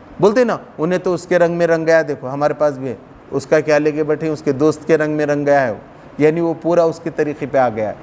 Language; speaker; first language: Urdu; native; Urdu